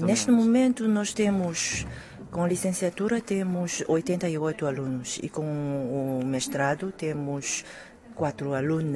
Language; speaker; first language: Portuguese; non-native, fluent; Chinese